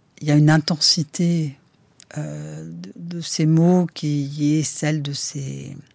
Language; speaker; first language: French; native; French